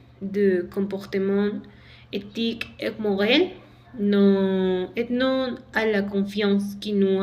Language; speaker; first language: French; non-native, learner; Spanish